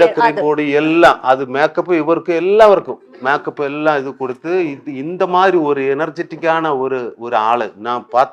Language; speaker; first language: Tamil; non-native, learner; Malayalam